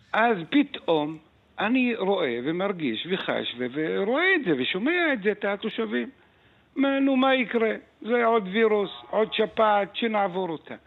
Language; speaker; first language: Hebrew; non-native, local second language; Arabic